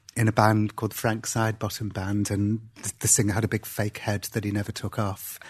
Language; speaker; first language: English; native; English